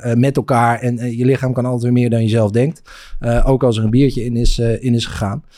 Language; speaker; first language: Dutch; native; Dutch